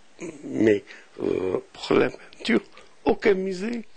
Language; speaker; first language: French; non-native, local second language; Arabic